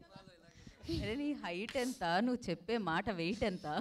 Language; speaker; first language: Telugu; native; Telugu